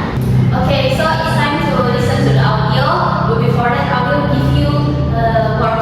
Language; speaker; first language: English; non-native, learner; Indonesian